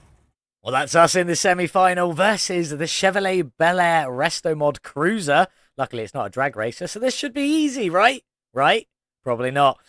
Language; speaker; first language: English; native; English